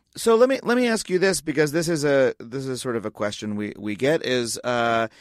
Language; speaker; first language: English; native; English